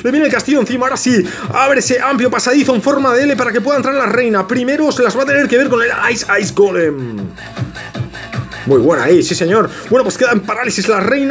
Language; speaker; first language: Spanish; native; Spanish